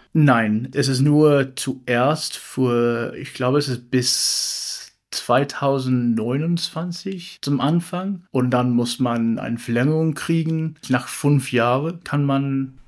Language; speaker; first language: German; non-native, learner; English